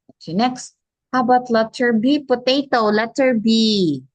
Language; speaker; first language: English; non-native, local second language; Filipino